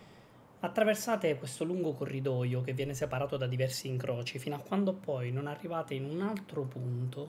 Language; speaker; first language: Italian; native; Italian